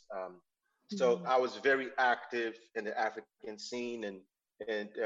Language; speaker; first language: English; non-native, local second language; Igbo